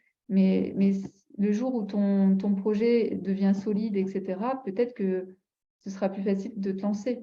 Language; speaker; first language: French; native; French